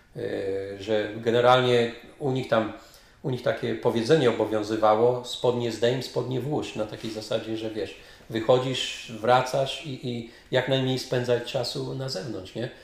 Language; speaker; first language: Polish; native; Polish